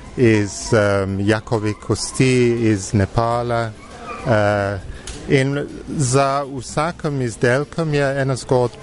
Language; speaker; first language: Slovenian; non-native, fluent; English